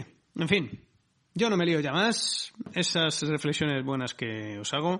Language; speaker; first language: Spanish; native; Spanish